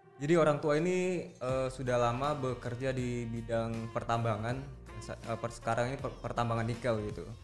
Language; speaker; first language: Indonesian; native; Indonesian